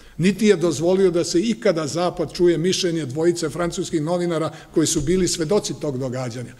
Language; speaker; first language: Serbian; native; Serbian